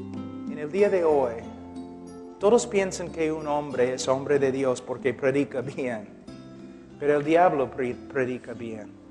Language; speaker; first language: Spanish; non-native, fluent; English